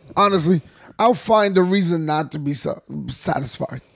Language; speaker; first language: English; native; English